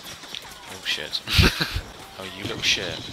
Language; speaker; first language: English; native; English